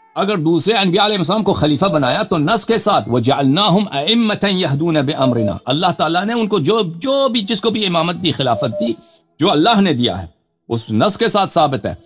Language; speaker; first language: Urdu; non-native, fluent; Persian